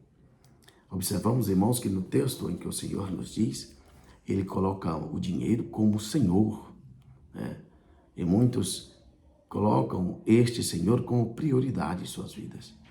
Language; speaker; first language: Portuguese; native; Portuguese